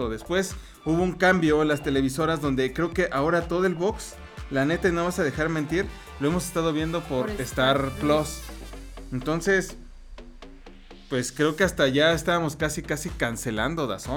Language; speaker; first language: Spanish; native; Spanish